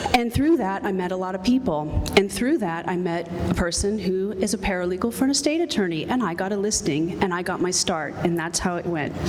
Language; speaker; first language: English; native; English